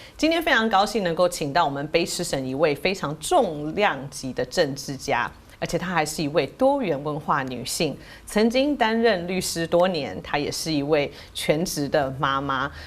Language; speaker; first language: Chinese; native; Chinese